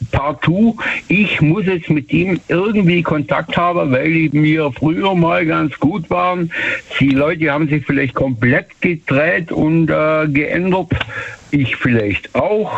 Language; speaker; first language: German; native; German